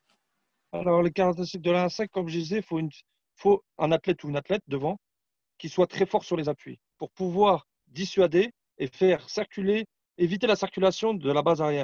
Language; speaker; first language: French; non-native, fluent; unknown